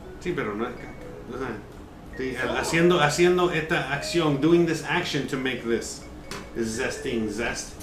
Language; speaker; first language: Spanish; early bilingual, heritage; Spanish